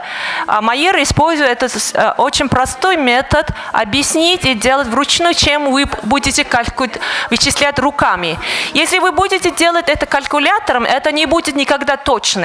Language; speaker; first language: Russian; non-native, fluent; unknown